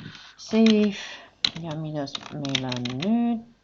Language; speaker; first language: Finnish; non-native, learner; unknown